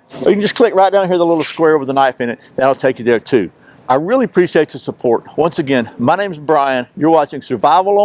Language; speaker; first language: English; native; English